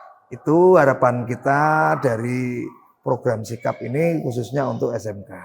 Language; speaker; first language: Indonesian; native; Indonesian